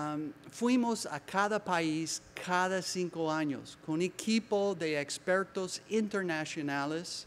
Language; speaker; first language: Spanish; non-native, learner; English